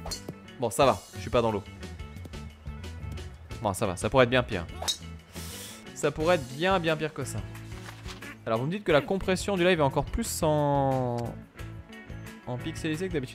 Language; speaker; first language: French; native; French